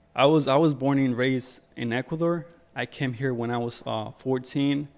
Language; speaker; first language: English; early bilingual, other home language; Spanish